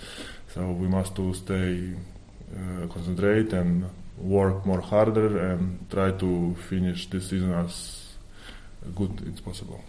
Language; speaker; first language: English; non-native, fluent; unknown